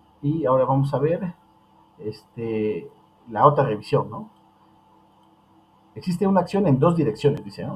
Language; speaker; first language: Spanish; native; Spanish